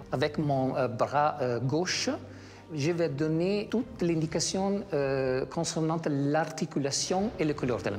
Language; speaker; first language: French; non-native, fluent; Italian